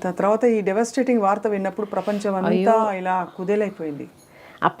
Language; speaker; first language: Telugu; native; Telugu